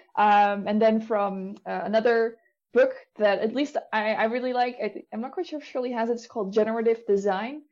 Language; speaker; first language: English; non-native, fluent; Dutch